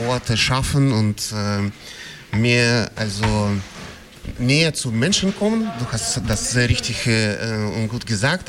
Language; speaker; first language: German; non-native, fluent; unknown